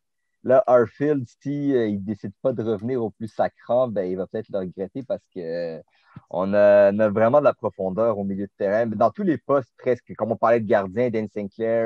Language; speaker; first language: French; native; French